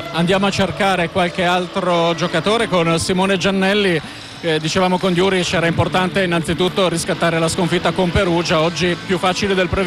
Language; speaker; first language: Italian; native; Italian